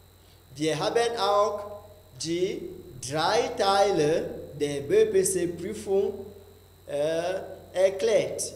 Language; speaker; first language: German; non-native, fluent; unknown